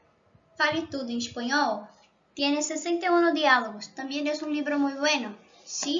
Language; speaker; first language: Spanish; non-native, local second language; Portuguese